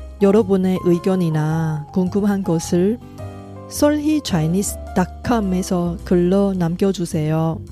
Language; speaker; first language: Korean; non-native, fluent; Chinese